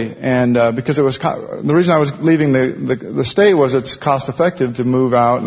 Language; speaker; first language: English; native; English